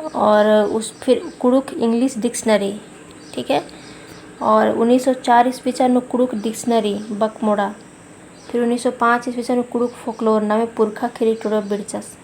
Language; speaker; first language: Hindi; non-native, local second language; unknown